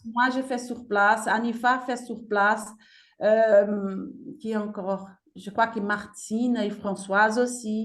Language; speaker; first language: French; non-native, fluent; Portuguese